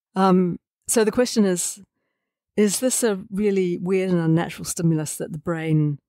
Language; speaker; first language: English; native; English